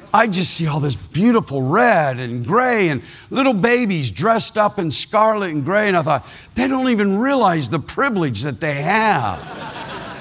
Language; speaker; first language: English; native; English